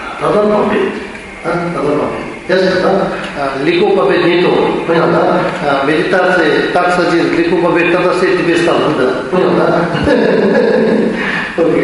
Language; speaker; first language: Russian; non-native, learner; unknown